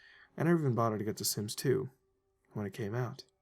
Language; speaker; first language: English; native; English